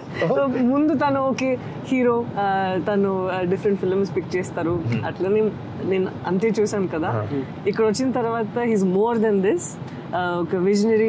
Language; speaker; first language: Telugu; non-native, fluent; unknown